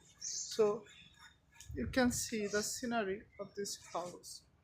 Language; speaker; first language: English; non-native, local second language; Bangla